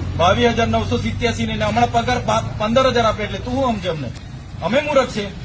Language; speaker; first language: Gujarati; non-native, local second language; Vasavi